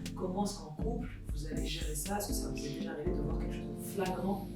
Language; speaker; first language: French; native; French